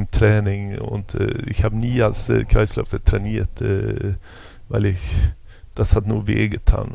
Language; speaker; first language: German; non-native, fluent; Swedish